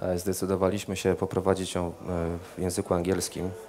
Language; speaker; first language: Polish; native; Polish